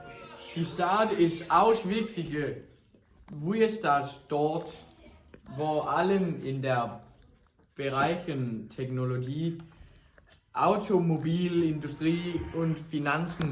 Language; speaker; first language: German; non-native, learner; Danish